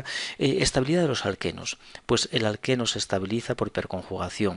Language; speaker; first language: Spanish; native; Spanish